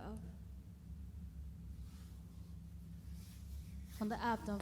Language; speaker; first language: Dutch; early bilingual, other home language; Kinyarwanda